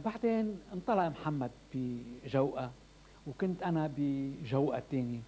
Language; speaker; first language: Arabic; native; Arabic